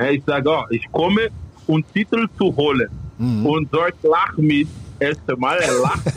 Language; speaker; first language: German; non-native, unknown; Portuguese